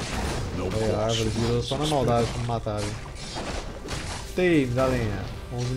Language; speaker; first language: Portuguese; native; Portuguese